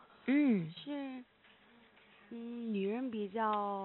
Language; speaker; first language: Chinese; non-native, learner; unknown